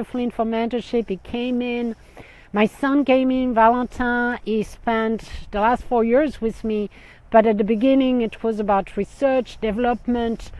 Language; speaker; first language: English; non-native, fluent; French